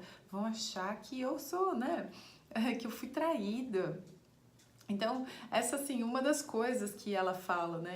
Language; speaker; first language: Portuguese; native; Portuguese